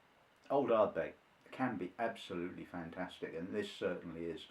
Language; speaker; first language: English; native; English